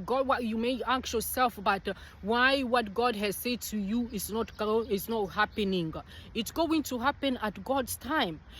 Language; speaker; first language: English; non-native, fluent; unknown